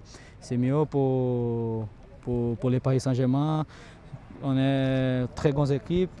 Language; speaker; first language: French; non-native, learner; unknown